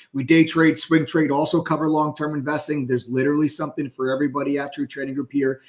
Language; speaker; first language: English; native; English